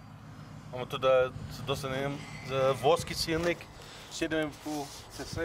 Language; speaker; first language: Polish; non-native, learner; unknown